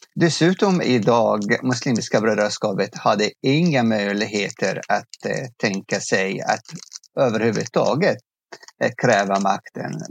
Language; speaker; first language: Swedish; non-native, fluent; Arabic